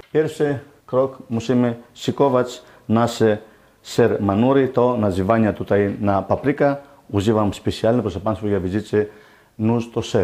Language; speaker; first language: Polish; non-native, learner; Greek